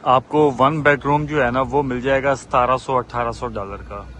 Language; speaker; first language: Urdu; non-native, local second language; Punjabi